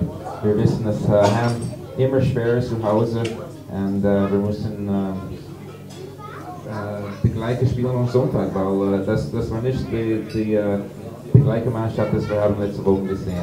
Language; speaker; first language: German; non-native, learner; English